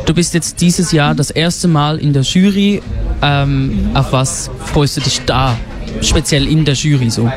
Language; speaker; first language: German; native; German